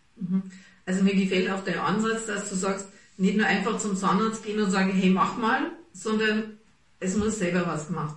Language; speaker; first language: German; native; German